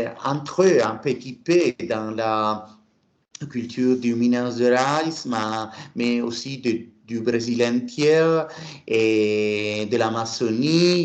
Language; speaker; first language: French; non-native, learner; Italian